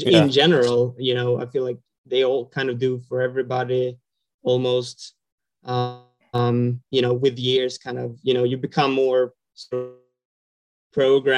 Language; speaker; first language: English; non-native, fluent; Swedish